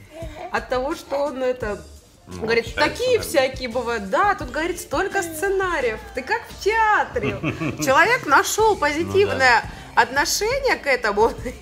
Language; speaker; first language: Russian; native; Russian